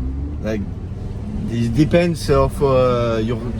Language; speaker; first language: English; non-native, learner; French